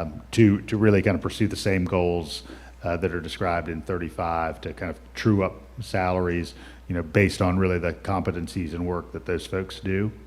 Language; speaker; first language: English; native; English